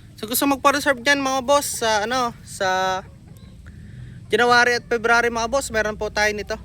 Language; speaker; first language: Filipino; native; Filipino